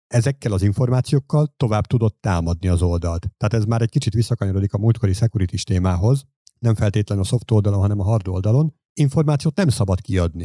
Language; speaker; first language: Hungarian; native; Hungarian